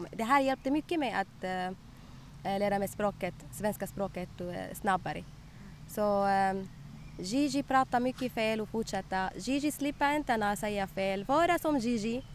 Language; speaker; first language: Swedish; non-native, learner; Arabic